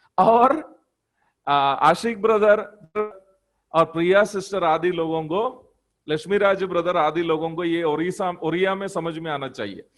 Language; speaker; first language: Hindi; non-native, local second language; Malayalam